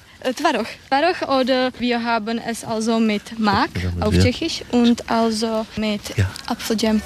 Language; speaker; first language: German; non-native, learner; Czech